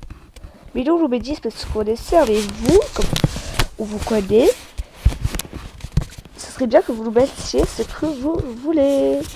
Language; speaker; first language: French; native; French